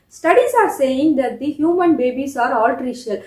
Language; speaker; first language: English; non-native, local second language; Tamil